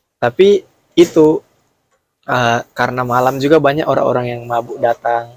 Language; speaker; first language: Indonesian; native; Indonesian